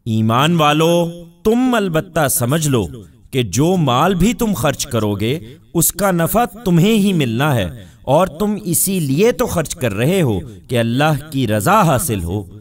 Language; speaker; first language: Urdu; non-native, local second language; Punjabi